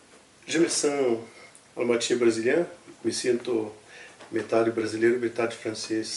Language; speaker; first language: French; non-native, fluent; Portuguese